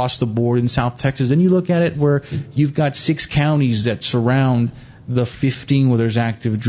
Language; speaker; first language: English; native; English